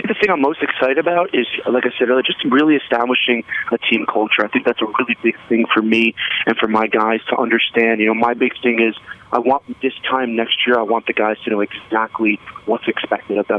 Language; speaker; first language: English; native; English